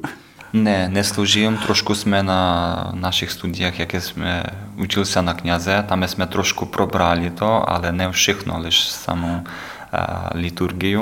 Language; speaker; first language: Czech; non-native, learner; Ukrainian